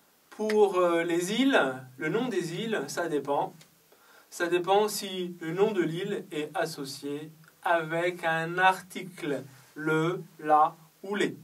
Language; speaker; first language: French; non-native, fluent; Chinese